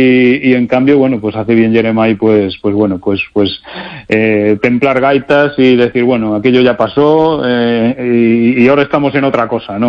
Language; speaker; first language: Spanish; native; Spanish